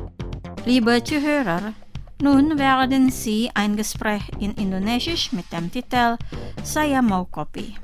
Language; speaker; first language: German; non-native, fluent; Indonesian